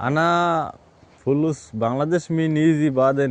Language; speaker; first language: Arabic; non-native, learner; Bangla